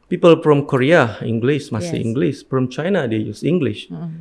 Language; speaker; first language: English; non-native, fluent; Indonesian